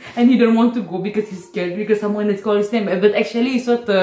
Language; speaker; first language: English; non-native, local second language; Malay